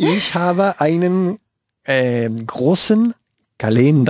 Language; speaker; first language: German; non-native, learner; Spanish